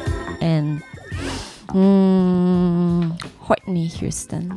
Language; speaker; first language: English; non-native, learner; Japanese